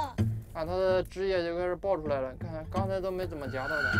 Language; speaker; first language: Chinese; native; Chinese